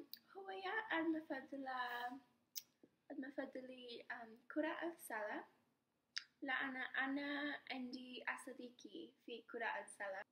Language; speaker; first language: Arabic; non-native, learner; English